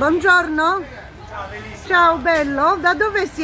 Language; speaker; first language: Italian; non-native, fluent; Polish